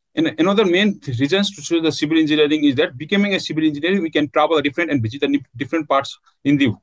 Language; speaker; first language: English; non-native, local second language; Nepali